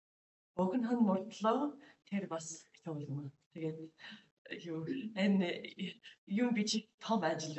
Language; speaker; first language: Mongolian; non-native, learner; English